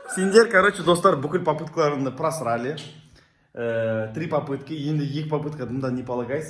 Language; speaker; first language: Russian; non-native, local second language; Kazakh